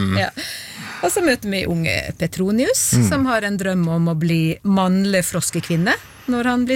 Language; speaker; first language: Norwegian; native; Norwegian